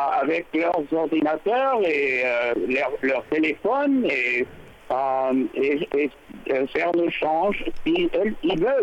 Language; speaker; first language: French; non-native, learner; English